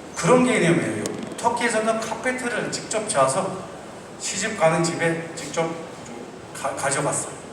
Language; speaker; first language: Korean; non-native, fluent; Turkish